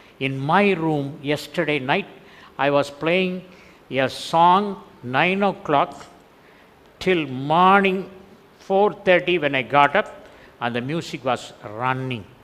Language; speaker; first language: English; non-native, local second language; Tamil